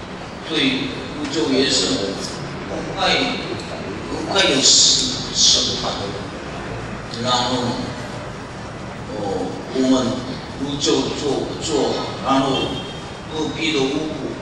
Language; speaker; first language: Chinese; non-native, learner; Korean